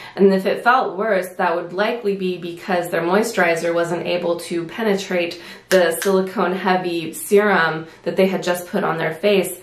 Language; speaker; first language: English; native; English